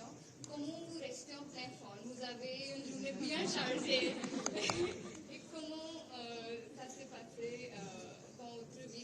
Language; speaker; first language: French; non-native, fluent; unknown